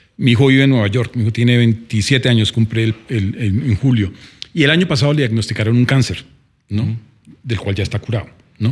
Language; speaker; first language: Spanish; native; Spanish